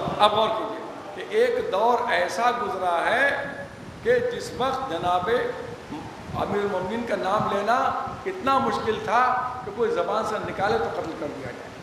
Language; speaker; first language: Urdu; native; Urdu